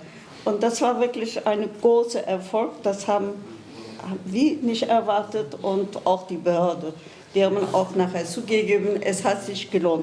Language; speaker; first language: German; non-native, fluent; Kurdish